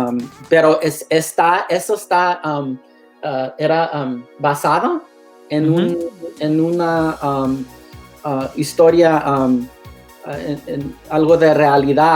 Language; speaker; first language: Spanish; early bilingual, heritage; Spanish